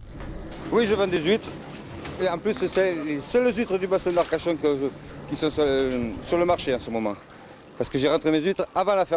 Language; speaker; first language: French; native; French